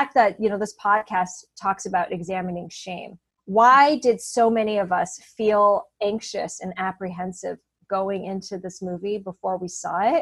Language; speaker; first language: English; native; English